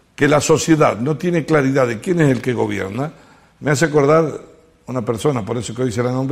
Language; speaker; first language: Spanish; native; Spanish